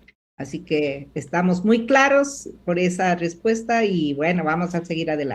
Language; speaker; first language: Spanish; native; Spanish